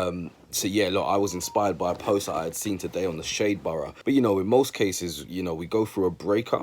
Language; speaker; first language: English; native; English